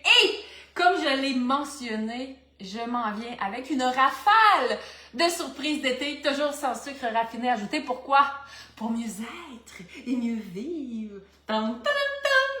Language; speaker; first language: French; native; French